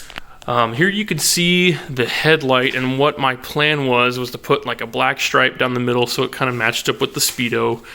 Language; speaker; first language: English; native; English